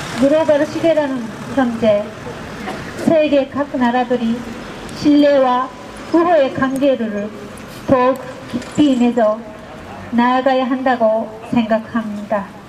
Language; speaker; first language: Korean; non-native, fluent; Japanese